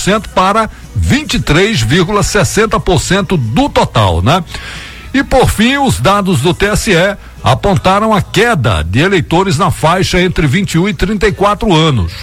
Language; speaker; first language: Portuguese; native; Portuguese